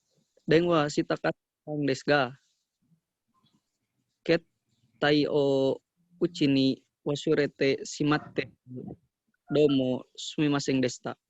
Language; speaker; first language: Japanese; non-native, learner; Indonesian